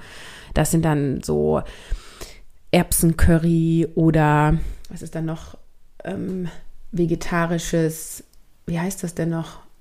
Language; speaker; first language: German; native; German